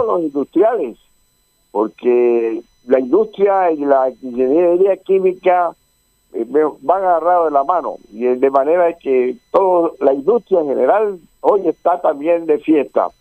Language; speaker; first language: Spanish; native; Spanish